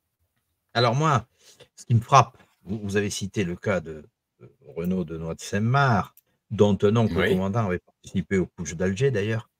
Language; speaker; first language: French; native; French